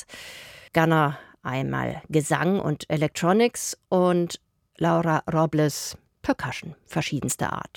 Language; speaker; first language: German; native; German